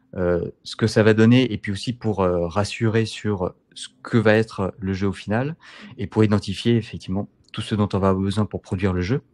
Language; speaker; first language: French; native; French